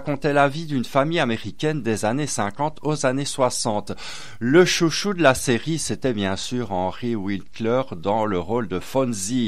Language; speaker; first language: French; native; French